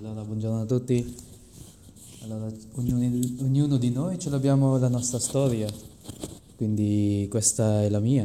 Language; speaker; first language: Italian; non-native, fluent; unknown